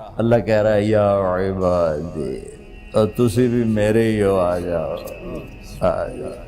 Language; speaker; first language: Urdu; non-native, local second language; Punjabi